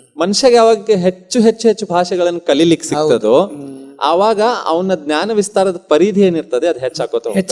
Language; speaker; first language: Kannada; non-native, local second language; Urdu